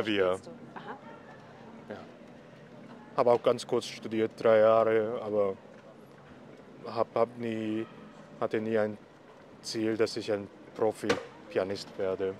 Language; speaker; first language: German; non-native, fluent; Korean